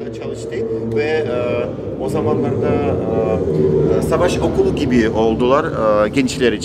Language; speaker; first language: Turkish; non-native, learner; Russian